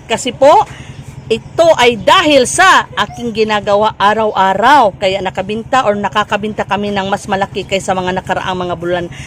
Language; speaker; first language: Filipino; non-native, local second language; Cebuano